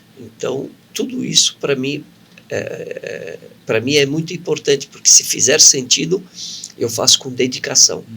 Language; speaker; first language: Portuguese; early bilingual, other home language; Arabic